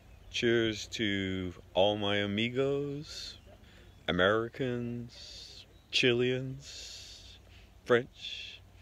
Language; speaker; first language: English; native; English